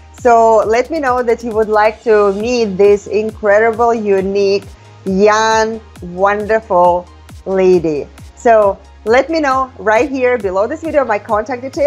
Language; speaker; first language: English; non-native, fluent; Russian